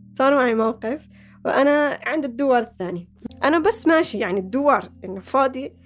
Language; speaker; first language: Arabic; early bilingual, other home language; Somali